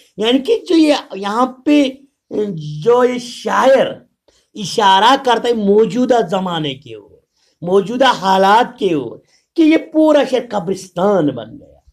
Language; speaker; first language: Urdu; non-native, local second language; Kashmiri